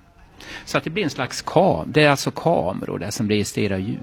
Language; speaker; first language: Swedish; native; Swedish